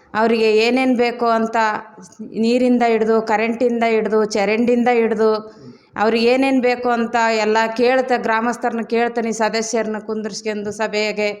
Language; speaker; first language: Kannada; native; Kannada